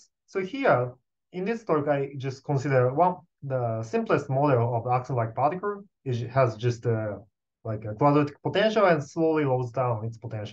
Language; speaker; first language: English; non-native, fluent; Japanese